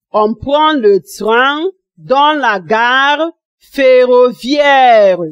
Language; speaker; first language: French; non-native, fluent; Igbo